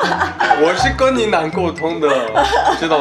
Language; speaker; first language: Chinese; non-native, fluent; Korean